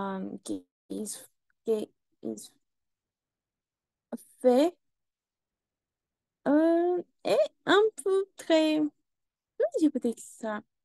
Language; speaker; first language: French; non-native, learner; Spanish